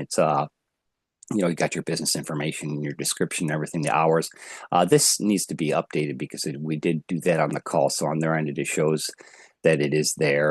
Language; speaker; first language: English; native; English